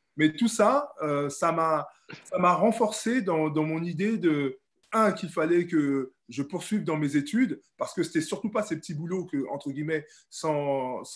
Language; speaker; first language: French; native; French